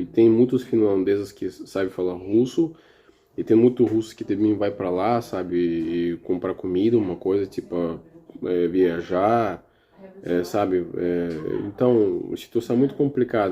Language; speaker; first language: Portuguese; non-native, learner; Russian